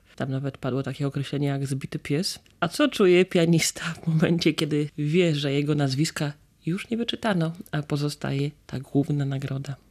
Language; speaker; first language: Polish; native; Polish